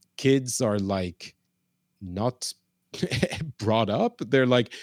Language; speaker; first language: English; non-native, fluent; Arabic